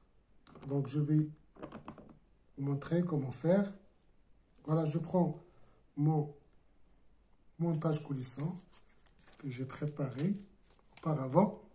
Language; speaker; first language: French; non-native, local second language; Arabic